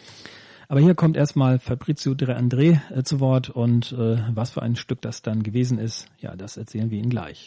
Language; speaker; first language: German; native; German